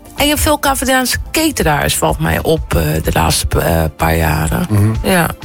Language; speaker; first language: Dutch; early bilingual, other home language; Kabuverdianu